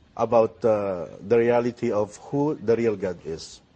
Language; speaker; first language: English; non-native, local second language; Filipino